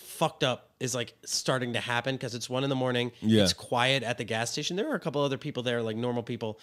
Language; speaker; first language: English; native; English